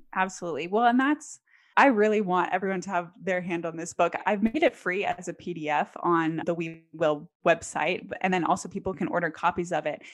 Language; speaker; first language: English; native; English